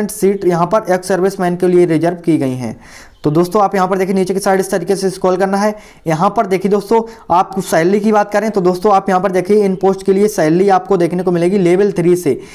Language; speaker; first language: Hindi; native; Hindi